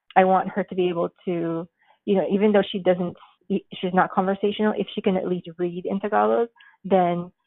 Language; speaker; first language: English; early bilingual, other home language; Filipino